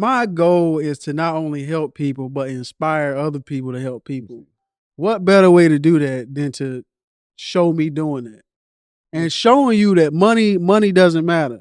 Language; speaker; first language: English; native; English